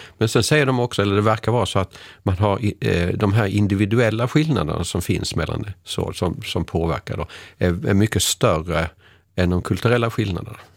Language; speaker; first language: Swedish; native; Swedish